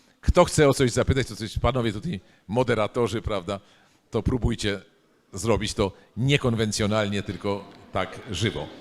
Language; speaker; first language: Polish; native; Polish